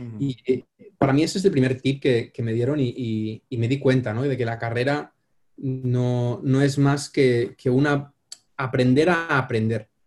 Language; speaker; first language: Spanish; non-native, local second language; Catalan